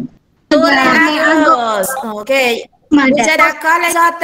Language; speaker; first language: French; non-native, fluent; Indonesian